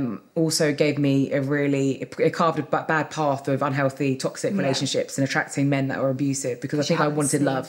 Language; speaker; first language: English; native; English